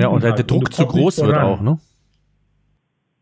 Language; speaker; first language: German; native; German